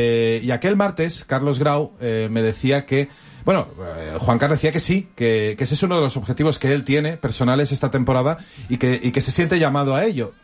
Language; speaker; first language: Spanish; native; Spanish